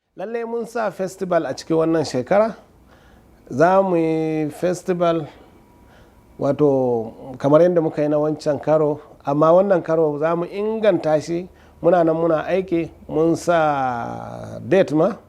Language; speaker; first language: Hausa; non-native, local second language; Fula